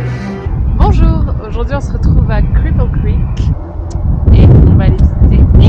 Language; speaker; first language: French; native; French